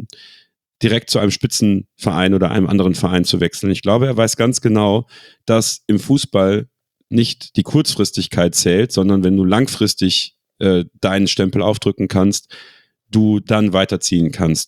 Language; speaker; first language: German; native; German